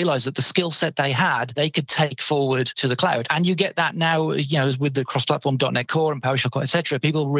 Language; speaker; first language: English; native; English